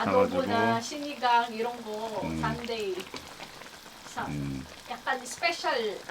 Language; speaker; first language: Korean; non-native, learner; Filipino